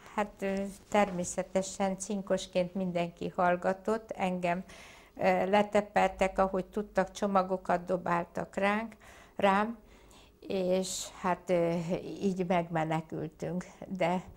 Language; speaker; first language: Hungarian; native; Hungarian